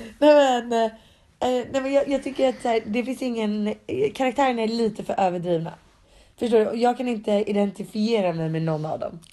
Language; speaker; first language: Swedish; early bilingual, other home language; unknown